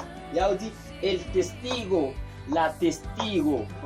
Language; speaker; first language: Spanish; non-native, fluent; Haitian Creole